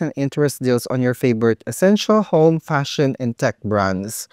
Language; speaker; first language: English; non-native, local second language; Filipino